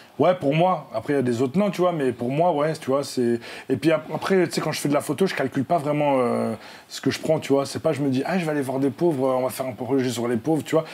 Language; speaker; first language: French; native; French